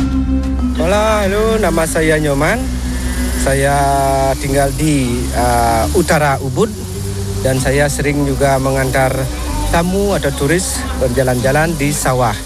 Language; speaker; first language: Indonesian; non-native, local second language; Balinese